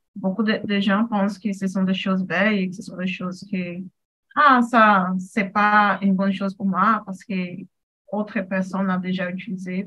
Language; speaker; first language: French; non-native, fluent; Portuguese